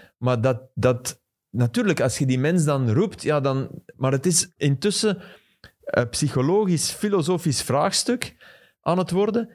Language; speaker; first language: Dutch; native; Dutch